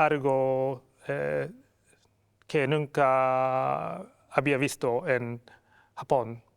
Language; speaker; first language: Spanish; non-native, learner; Japanese